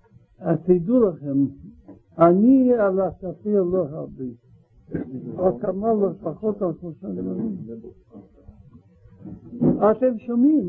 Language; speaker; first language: Hebrew; non-native, learner; Russian